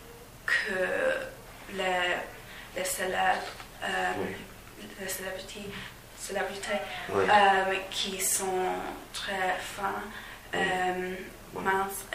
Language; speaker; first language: French; non-native, learner; English